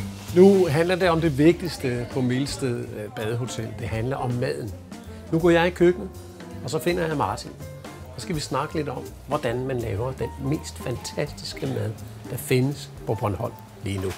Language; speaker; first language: Danish; native; Danish